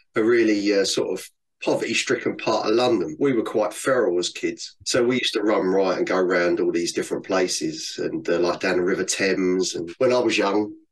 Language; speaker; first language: English; native; English